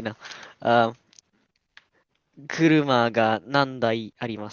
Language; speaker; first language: Japanese; non-native, learner; Malay